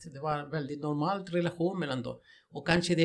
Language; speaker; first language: Swedish; non-native, fluent; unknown